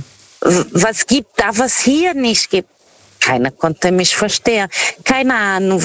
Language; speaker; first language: German; non-native, learner; Portuguese